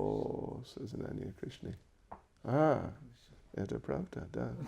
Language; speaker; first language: Russian; non-native, learner; English